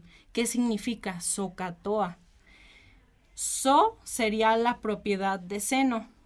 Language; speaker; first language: Spanish; native; Spanish